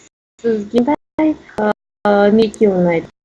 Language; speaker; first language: Kazakh; non-native, learner; Russian